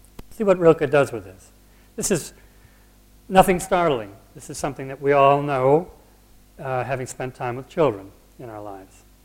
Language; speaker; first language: English; native; English